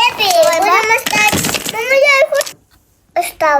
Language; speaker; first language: Russian; non-native, local second language; Kazakh